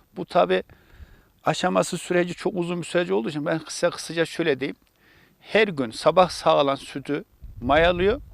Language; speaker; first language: Turkish; native; Turkish